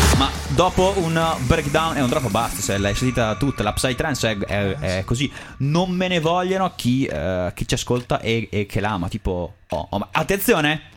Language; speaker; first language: Italian; native; Italian